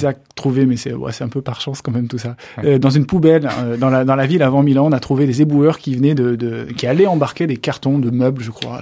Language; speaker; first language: French; native; French